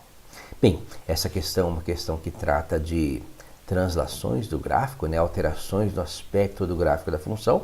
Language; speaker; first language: Portuguese; native; Portuguese